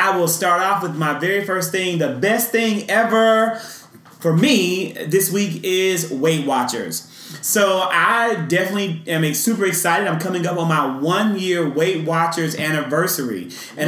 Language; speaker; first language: English; native; English